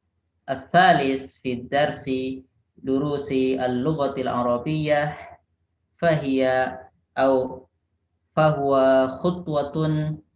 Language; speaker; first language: Arabic; non-native, fluent; Indonesian